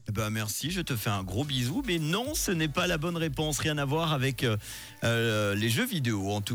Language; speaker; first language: French; native; French